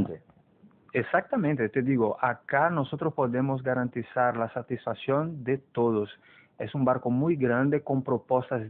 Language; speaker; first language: Spanish; non-native, fluent; Portuguese